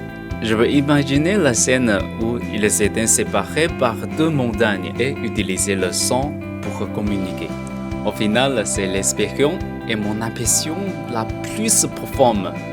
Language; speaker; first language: French; non-native, learner; Chinese